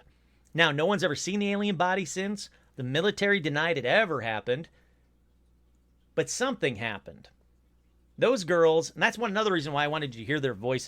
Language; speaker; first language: English; native; English